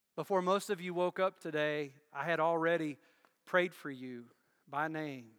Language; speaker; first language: English; native; English